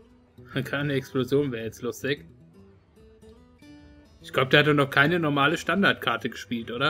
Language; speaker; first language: German; native; German